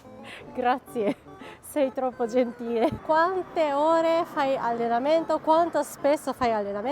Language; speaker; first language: Italian; non-native, fluent; Japanese